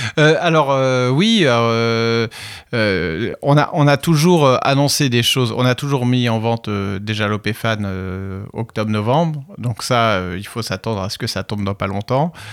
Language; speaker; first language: French; native; French